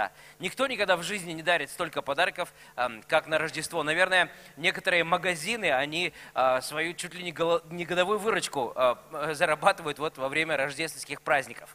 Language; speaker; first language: Russian; native; Russian